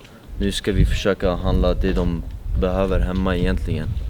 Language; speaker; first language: Swedish; early bilingual, other home language; Armenian